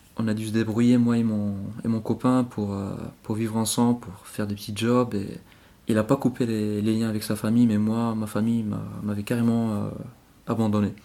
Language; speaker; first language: French; non-native, local second language; Arabic